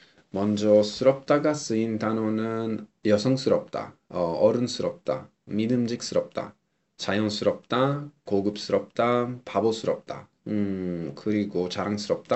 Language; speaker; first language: Korean; non-native, fluent; Italian